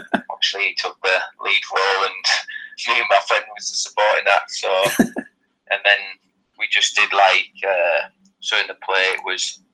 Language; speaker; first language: English; native; English